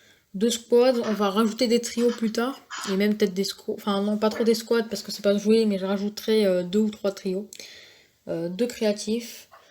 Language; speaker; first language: French; native; French